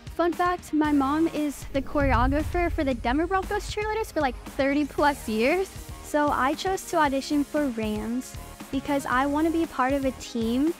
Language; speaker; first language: English; native; English